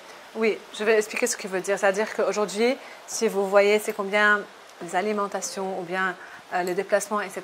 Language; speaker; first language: French; non-native, local second language; Arabic